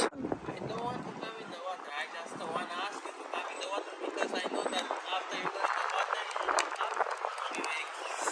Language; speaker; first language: English; non-native, learner; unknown